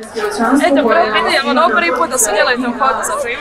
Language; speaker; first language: Bosnian; native; Bosnian